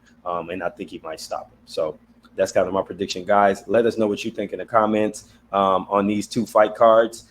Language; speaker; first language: English; native; English